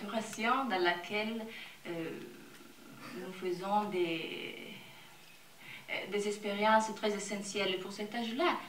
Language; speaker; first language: French; non-native, fluent; Italian